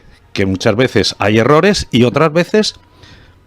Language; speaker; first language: Spanish; native; Spanish